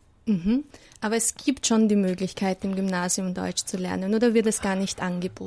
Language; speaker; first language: German; native; German